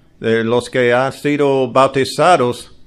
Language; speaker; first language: Spanish; non-native, learner; English